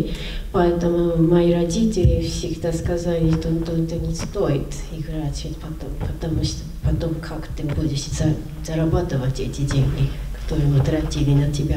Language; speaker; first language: Russian; non-native, learner; Japanese